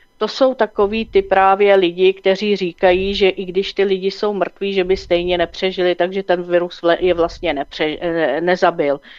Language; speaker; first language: Czech; native; Czech